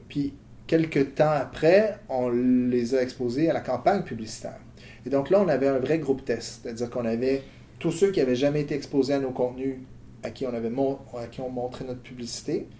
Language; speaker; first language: French; native; French